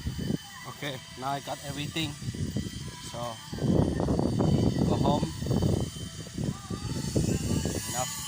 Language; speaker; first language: English; non-native, learner; Lao